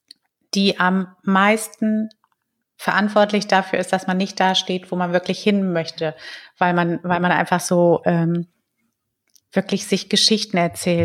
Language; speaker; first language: German; native; German